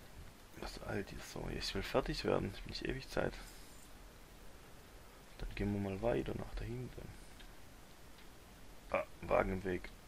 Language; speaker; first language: German; native; German